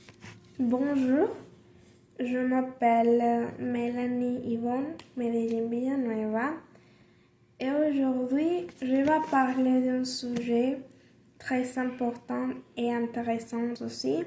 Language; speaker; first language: French; non-native, learner; Spanish